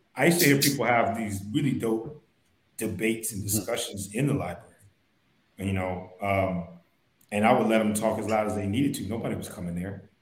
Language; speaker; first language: English; native; English